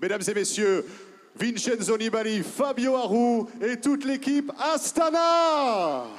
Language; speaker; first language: French; native; French